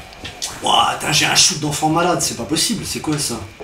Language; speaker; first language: French; native; French